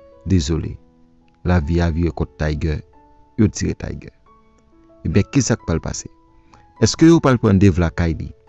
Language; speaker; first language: French; non-native, local second language; Haitian Creole